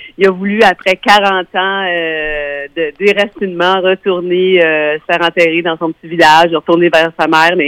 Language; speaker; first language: French; native; French